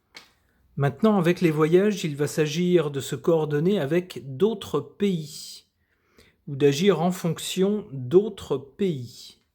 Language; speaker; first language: French; native; French